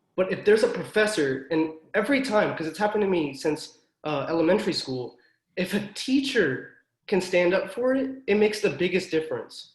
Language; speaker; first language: English; native; English